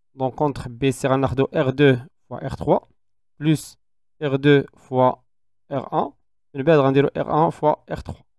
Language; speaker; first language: French; non-native, local second language; Arabic